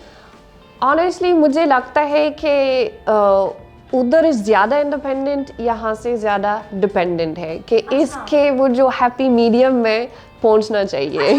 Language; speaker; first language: Hindi; non-native, learner; English